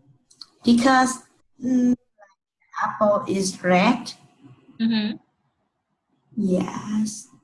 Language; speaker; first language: English; non-native, learner; Vietnamese